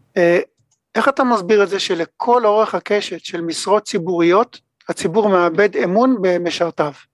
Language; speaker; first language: Hebrew; native; Hebrew